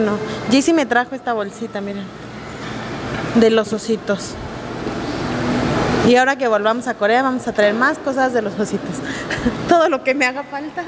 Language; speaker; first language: Spanish; native; Spanish